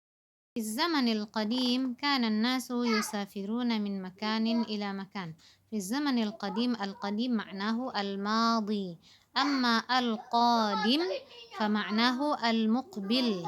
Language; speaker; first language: Arabic; non-native, fluent; Indonesian